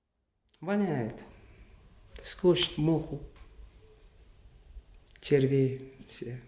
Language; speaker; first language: Russian; non-native, learner; Uzbek